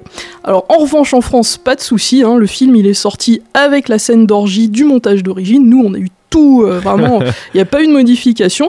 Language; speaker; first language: French; native; French